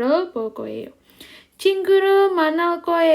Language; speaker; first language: Korean; non-native, fluent; Indonesian